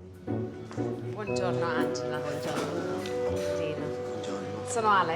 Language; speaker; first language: Italian; early bilingual, heritage; English